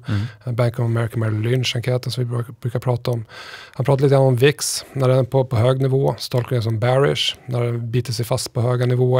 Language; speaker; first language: Swedish; native; Swedish